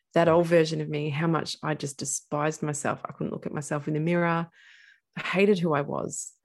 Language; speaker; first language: English; native; English